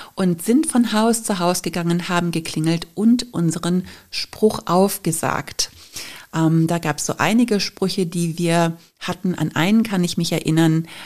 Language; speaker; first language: German; native; German